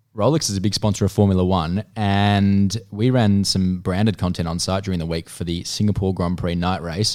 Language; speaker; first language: English; native; English